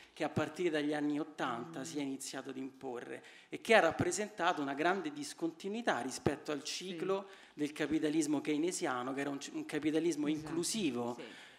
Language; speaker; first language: Italian; native; Italian